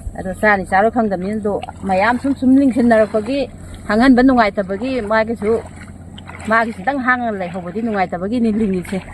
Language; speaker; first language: Manipuri; native; Manipuri